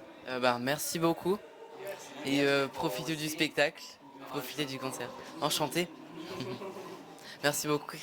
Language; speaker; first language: French; native; French